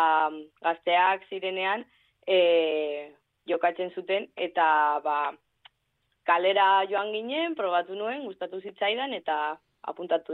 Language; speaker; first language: Basque; non-native, local second language; Spanish